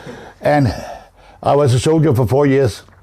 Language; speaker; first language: English; non-native, fluent; Danish